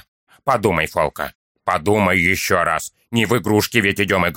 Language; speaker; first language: Russian; native; Russian